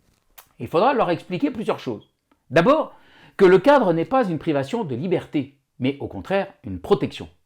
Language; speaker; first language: French; native; French